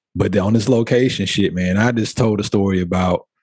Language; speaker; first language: English; native; English